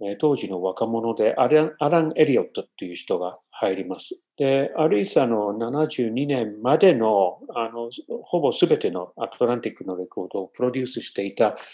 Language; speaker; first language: Japanese; non-native, fluent; English